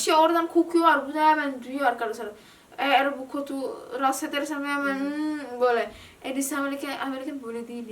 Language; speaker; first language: Turkish; non-native, learner; Indonesian